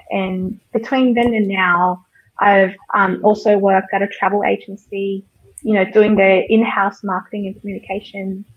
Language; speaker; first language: English; early bilingual, other home language; Vietnamese